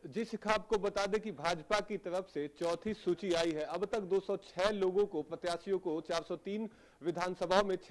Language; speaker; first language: Hindi; native; Hindi